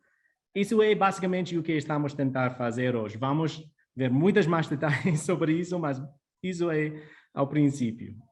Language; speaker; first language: Portuguese; non-native, fluent; English